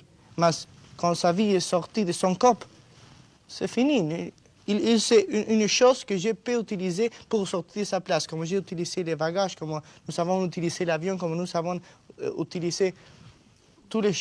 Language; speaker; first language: French; non-native, learner; Spanish